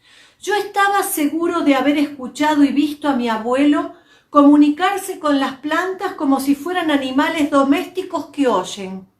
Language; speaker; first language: Spanish; native; Spanish